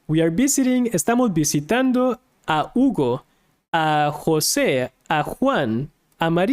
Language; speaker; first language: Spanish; non-native, fluent; English